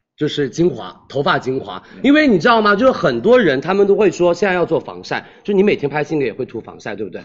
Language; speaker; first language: Chinese; native; Chinese